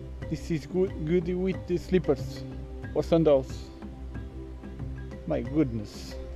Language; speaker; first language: English; non-native, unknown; Portuguese